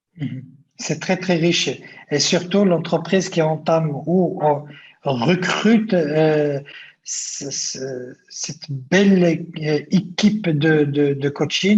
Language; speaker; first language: French; non-native, local second language; Arabic